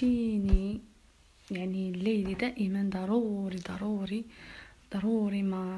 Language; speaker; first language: Arabic; native; Arabic